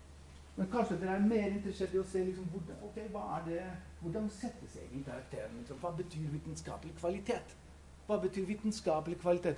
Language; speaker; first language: Norwegian; non-native, fluent; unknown